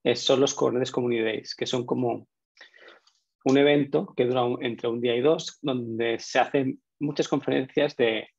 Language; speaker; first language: Spanish; native; Spanish